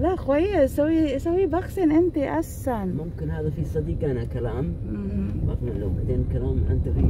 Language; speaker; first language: Arabic; non-native, learner; Filipino